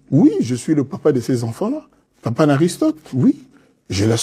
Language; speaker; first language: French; non-native, local second language; Lingala